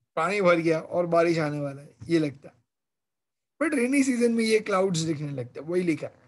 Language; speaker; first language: Hindi; non-native, local second language; Marathi